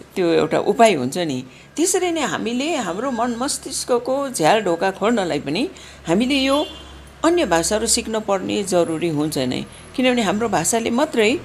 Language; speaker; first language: Nepali; native; Nepali